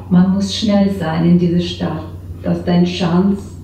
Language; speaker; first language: German; non-native, learner; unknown